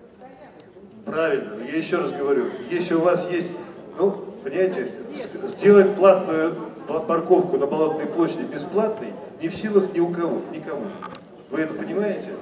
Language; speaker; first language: Russian; native; Russian